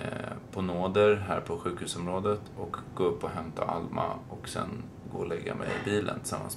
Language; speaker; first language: Swedish; native; Swedish